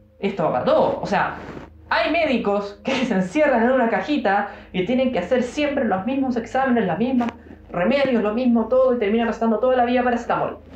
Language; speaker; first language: Spanish; native; Spanish